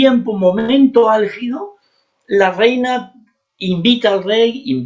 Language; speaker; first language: Spanish; native; Spanish